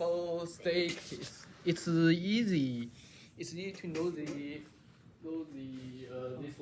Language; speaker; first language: English; non-native, learner; Chinese